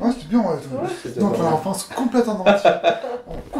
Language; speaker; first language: French; native; French